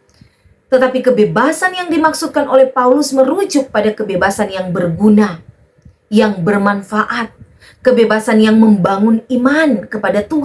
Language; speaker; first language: Indonesian; native; Indonesian